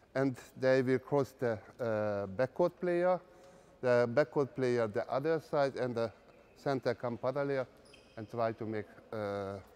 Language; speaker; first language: English; non-native, learner; Hungarian